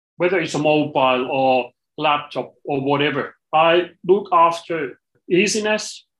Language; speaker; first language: English; non-native, fluent; Finnish